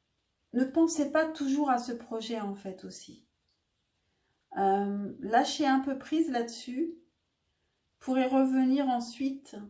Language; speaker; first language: French; native; French